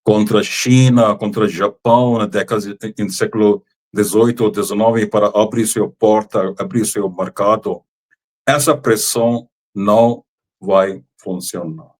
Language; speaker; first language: Portuguese; non-native, fluent; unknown